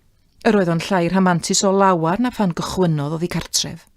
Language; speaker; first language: Welsh; native; Welsh